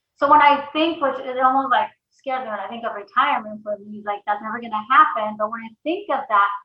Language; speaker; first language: English; early bilingual, other home language; Spanish